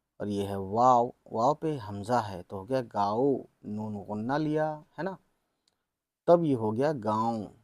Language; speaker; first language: Hindi; native; Hindi